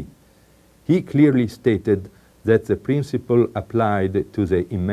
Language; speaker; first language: English; non-native, fluent; Italian